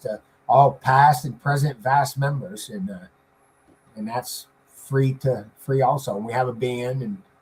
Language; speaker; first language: English; native; English